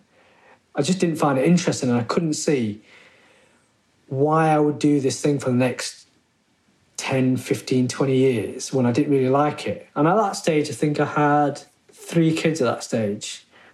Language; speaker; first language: English; native; English